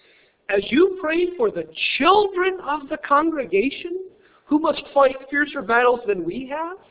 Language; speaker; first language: English; native; English